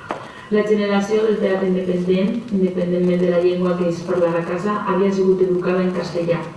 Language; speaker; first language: Catalan; native; Catalan